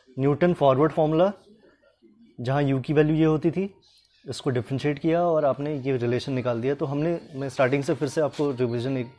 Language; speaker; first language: Hindi; native; Hindi